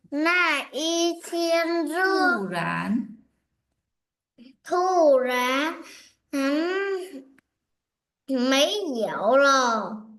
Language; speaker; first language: Chinese; non-native, learner; Vietnamese